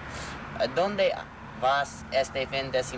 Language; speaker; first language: Spanish; non-native, learner; English